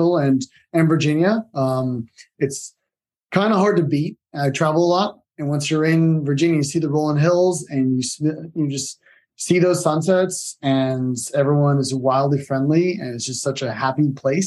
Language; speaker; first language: English; native; English